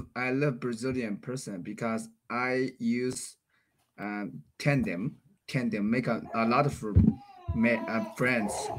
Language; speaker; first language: English; non-native, learner; Chinese